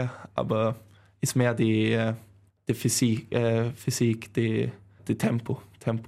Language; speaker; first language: German; non-native, learner; Swedish